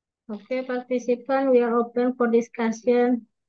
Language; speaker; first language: English; non-native, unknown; Indonesian